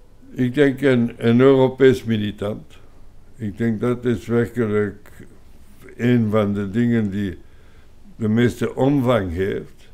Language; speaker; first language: Dutch; non-native, local second language; French